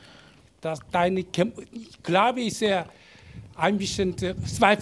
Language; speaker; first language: German; non-native, learner; Korean